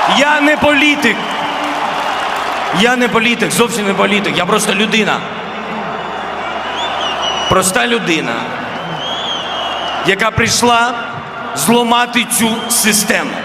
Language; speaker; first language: Ukrainian; non-native, local second language; Russian